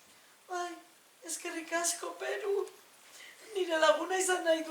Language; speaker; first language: Basque; non-native, local second language; Spanish